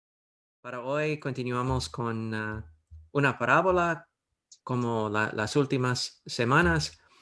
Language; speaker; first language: Spanish; non-native, fluent; English